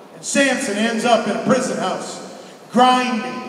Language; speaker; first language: English; native; English